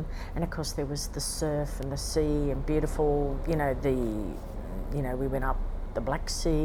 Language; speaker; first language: English; native; English